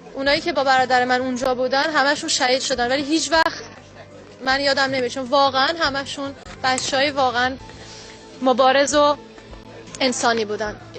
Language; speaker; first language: Persian; native; Persian